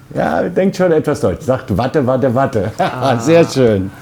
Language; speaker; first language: German; native; German